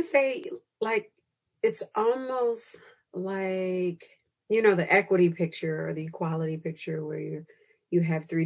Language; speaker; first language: English; native; English